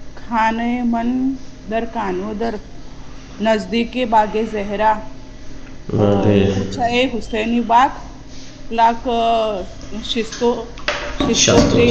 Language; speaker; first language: Persian; non-native, learner; Urdu